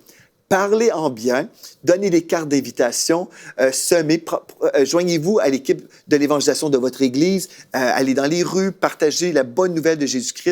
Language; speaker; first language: French; native; French